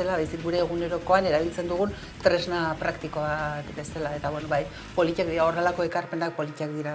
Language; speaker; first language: Basque; native; Basque